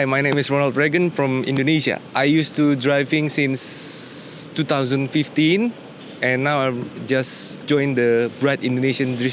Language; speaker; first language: English; non-native, learner; Indonesian